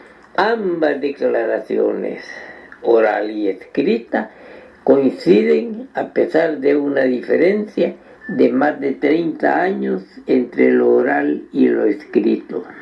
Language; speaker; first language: Spanish; native; Spanish